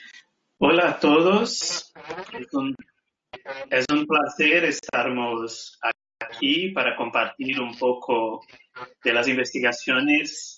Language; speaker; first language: Spanish; non-native, fluent; Portuguese